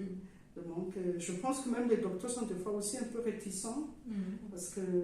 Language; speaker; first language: French; non-native, local second language; Malagasy